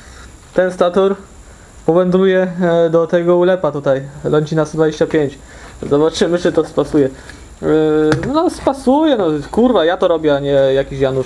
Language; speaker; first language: Polish; native; Polish